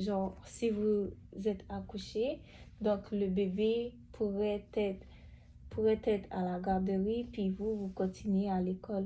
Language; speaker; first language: French; native; French